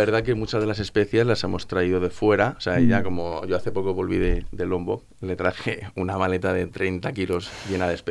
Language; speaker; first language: Spanish; native; Spanish